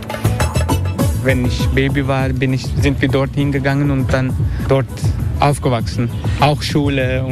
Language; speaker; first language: German; non-native, fluent; Turkish